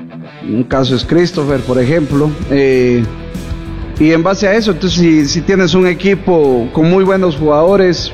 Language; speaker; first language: Spanish; native; Spanish